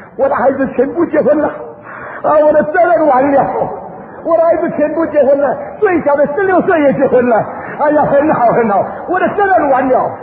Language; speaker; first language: Chinese; early bilingual, heritage; Chinese